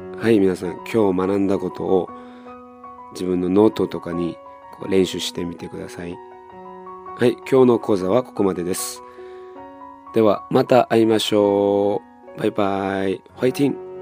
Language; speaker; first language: Japanese; non-native, fluent; Korean